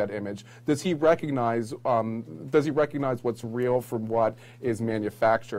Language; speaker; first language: English; native; English